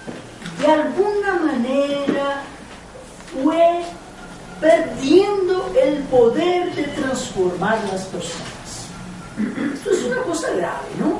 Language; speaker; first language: Spanish; non-native, fluent; Portuguese